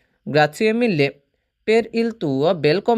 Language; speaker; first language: Italian; non-native, fluent; Bangla